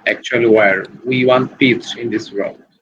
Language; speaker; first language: English; non-native, learner; Bangla